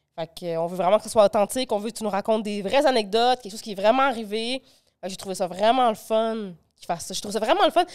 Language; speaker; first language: French; early bilingual, other home language; Spanish